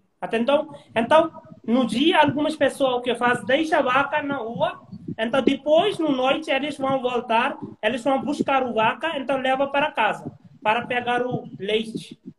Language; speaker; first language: Portuguese; non-native, learner; Hindi